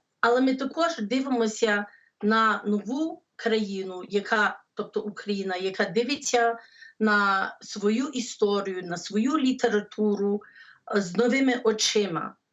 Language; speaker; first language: Ukrainian; early bilingual, heritage; English